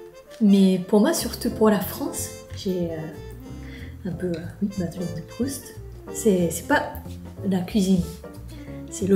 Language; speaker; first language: French; non-native, learner; Japanese